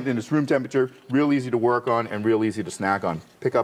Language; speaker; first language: English; native; English